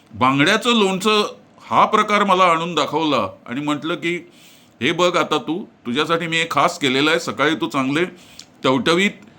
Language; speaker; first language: Marathi; non-native, local second language; Konkani